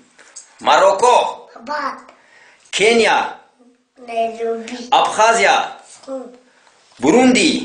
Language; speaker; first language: Russian; non-native, local second language; Tajik